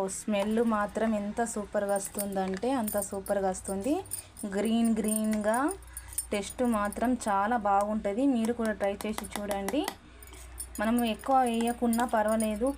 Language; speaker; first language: Telugu; non-native, local second language; Hindi